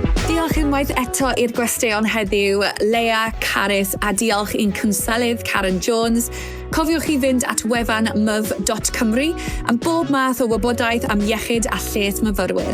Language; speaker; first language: Welsh; native; Welsh